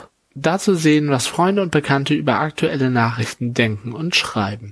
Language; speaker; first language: German; native; German